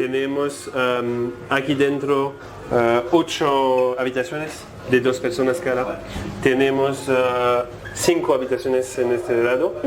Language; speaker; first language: Spanish; non-native, learner; French